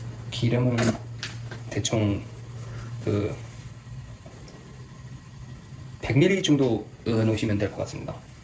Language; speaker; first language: Korean; non-native, fluent; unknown